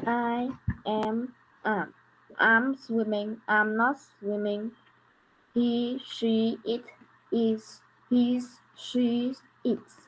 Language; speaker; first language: English; non-native, learner; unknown